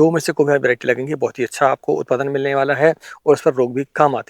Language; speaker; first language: Hindi; native; Hindi